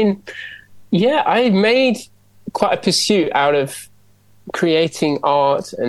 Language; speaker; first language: English; native; English